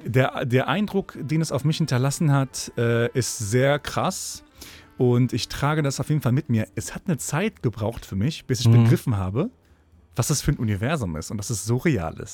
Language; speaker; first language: German; native; German